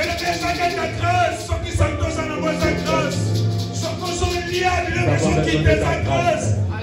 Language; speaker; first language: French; non-native, local second language; Lingala